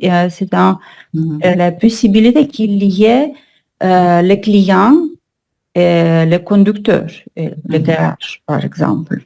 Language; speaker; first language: French; non-native, learner; Russian